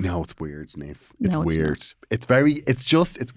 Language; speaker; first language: English; native; English